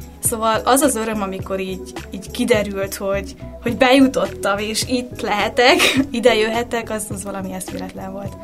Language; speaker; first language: Hungarian; native; Hungarian